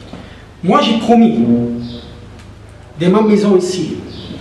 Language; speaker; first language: French; non-native, learner; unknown